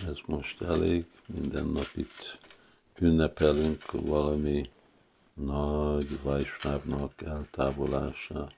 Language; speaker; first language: Hungarian; early bilingual, heritage; Hungarian